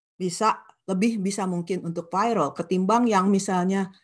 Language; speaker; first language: Indonesian; non-native, local second language; Sundanese